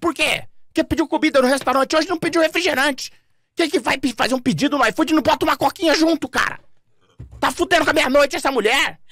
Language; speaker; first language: Portuguese; native; Portuguese